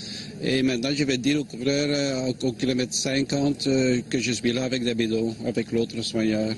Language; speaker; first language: French; non-native, local second language; Dutch